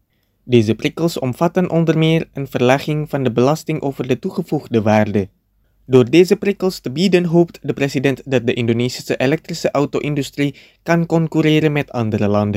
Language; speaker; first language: Dutch; non-native, fluent; Indonesian